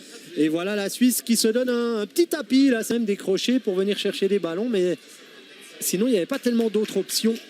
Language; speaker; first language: French; native; French